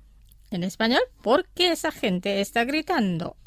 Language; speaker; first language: Spanish; non-native, fluent; Indonesian